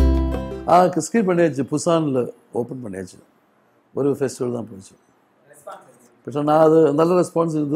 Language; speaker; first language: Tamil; non-native, learner; Malayalam